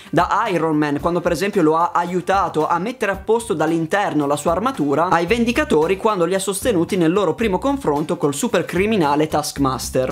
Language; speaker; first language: Italian; native; Italian